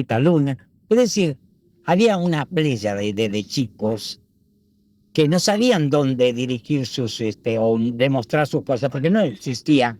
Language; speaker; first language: Spanish; early bilingual, other home language; Italian